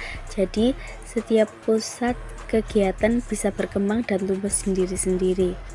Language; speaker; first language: Indonesian; native; Indonesian